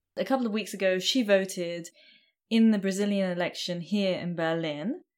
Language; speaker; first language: English; native; English